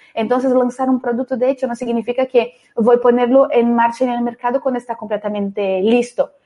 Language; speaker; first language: Spanish; non-native, fluent; Portuguese